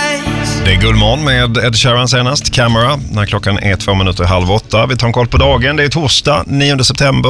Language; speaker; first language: Swedish; native; Swedish